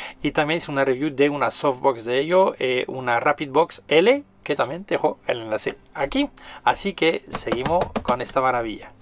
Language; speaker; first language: Spanish; non-native, fluent; French